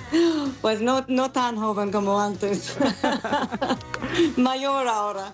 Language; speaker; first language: Spanish; non-native, fluent; English